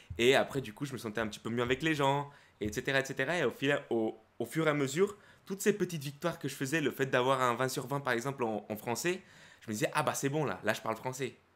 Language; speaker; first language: French; early bilingual, other home language; Spanish